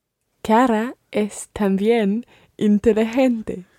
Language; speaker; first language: Spanish; non-native, learner; English